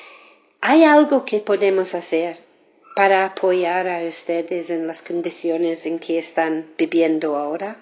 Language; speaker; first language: Spanish; non-native, fluent; English